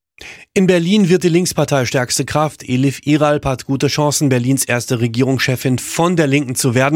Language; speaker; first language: German; native; German